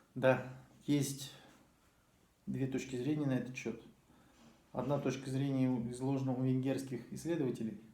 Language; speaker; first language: Russian; native; Russian